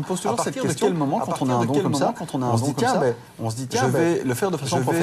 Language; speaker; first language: French; native; French